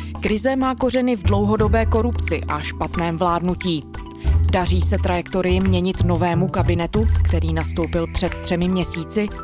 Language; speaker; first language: Czech; native; Czech